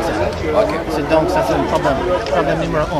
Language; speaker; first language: French; non-native, learner; English